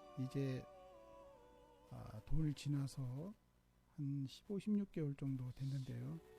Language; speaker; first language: Korean; native; Korean